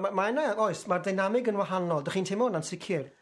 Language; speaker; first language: Welsh; native; Welsh